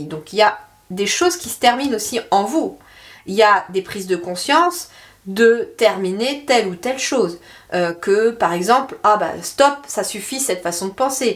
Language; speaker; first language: French; native; French